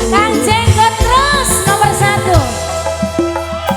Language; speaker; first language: Indonesian; non-native, local second language; Javanese